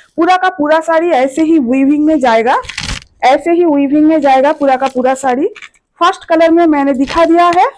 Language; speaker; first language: Hindi; non-native, local second language; Bangla